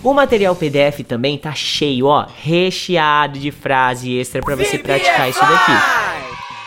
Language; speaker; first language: Portuguese; native; Portuguese